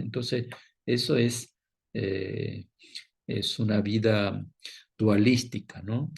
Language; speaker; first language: Spanish; non-native, fluent; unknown